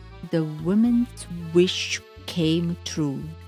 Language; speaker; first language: English; non-native, fluent; Japanese